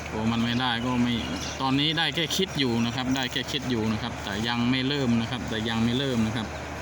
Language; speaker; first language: Thai; non-native, local second language; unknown